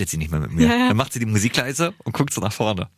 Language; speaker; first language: German; native; German